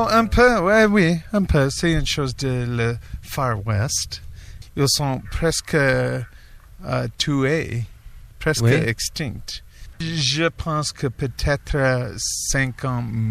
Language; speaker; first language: French; non-native, learner; English